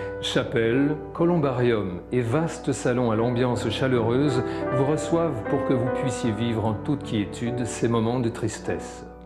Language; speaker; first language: French; native; French